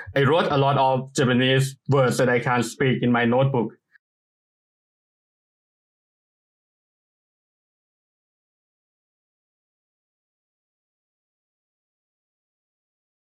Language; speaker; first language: English; non-native, fluent; Thai